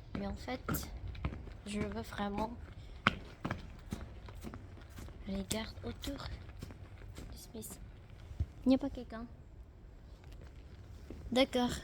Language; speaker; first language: French; non-native, learner; Indonesian